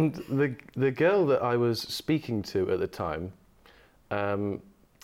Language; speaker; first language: English; native; English